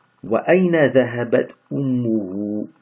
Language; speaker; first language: Arabic; non-native, fluent; French